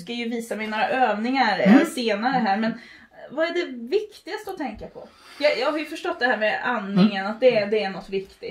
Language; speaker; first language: Swedish; native; Swedish